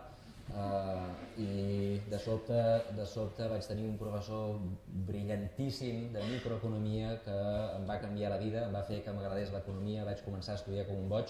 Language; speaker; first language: Catalan; native; Catalan